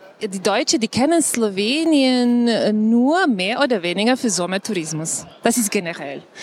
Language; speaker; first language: German; non-native, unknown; Slovenian